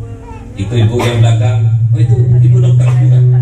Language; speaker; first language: Indonesian; non-native, local second language; Javanese